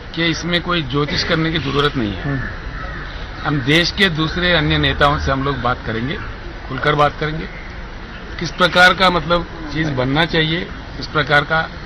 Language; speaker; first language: Hindi; non-native, local second language; Telugu